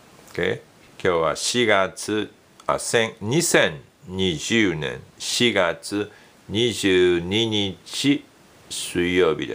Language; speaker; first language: Japanese; non-native, fluent; English